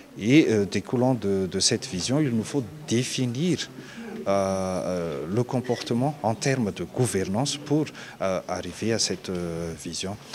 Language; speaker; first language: French; non-native, local second language; Malagasy